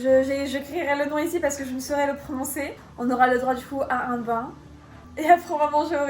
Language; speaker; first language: French; native; French